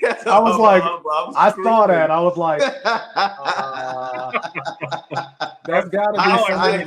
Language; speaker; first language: English; native; English